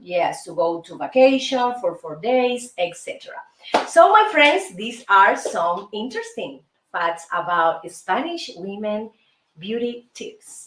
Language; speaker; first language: English; non-native, fluent; Spanish